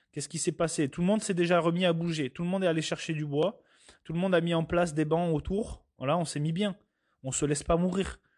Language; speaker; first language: French; native; French